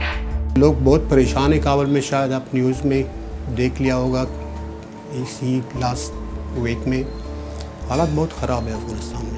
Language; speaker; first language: Hindi; non-native, fluent; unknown